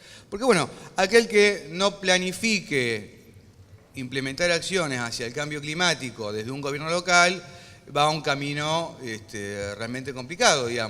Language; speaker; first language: Spanish; native; Spanish